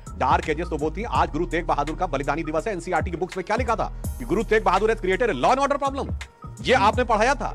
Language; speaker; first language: Hindi; native; Hindi